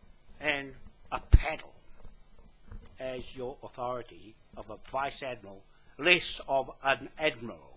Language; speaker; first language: English; native; English